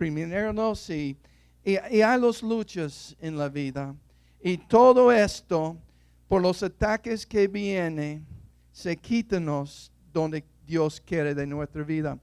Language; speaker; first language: Spanish; non-native, fluent; English